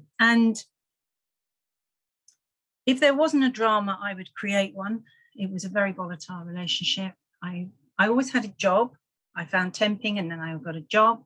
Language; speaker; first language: English; native; English